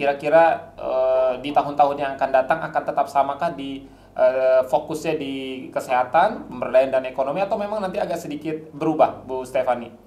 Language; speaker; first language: Indonesian; native; Indonesian